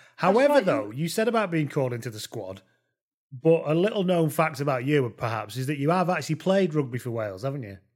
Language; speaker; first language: English; native; English